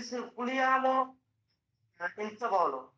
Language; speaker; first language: Italian; non-native, learner; Bangla